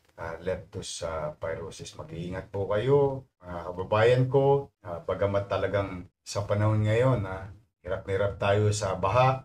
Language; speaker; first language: Filipino; native; Filipino